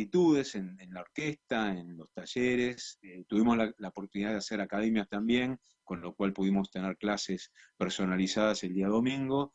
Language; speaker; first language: Spanish; native; Spanish